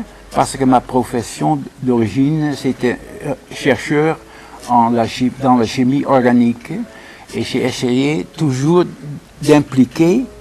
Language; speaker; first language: French; non-native, fluent; Dutch